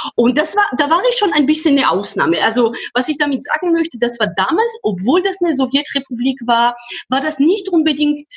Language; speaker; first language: German; non-native, fluent; Georgian